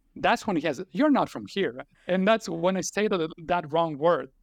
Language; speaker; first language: English; non-native, fluent; Spanish